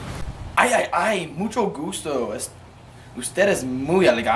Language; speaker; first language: Spanish; non-native, learner; English